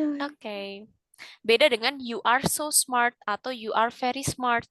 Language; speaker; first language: English; non-native, fluent; Indonesian